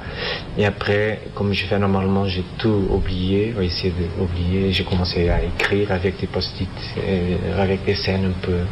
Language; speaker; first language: French; non-native, fluent; Portuguese